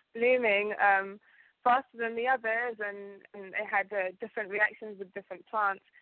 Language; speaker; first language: English; early bilingual, other home language; Ganda